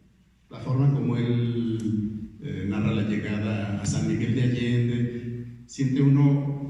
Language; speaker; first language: Spanish; native; Spanish